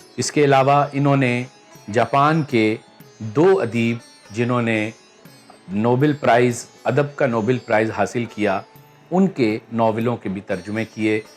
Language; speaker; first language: Urdu; native; Urdu